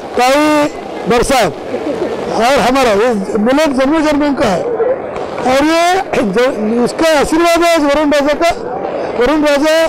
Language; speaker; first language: Hindi; non-native, local second language; Marathi